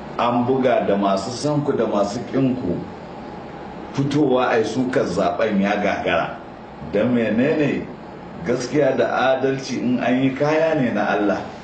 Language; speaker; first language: Hausa; native; Hausa